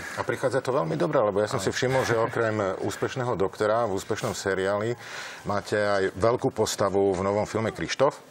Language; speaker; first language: Slovak; native; Slovak